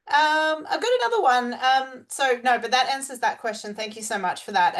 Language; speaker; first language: English; native; English